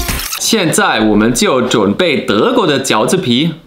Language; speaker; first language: Chinese; non-native, fluent; German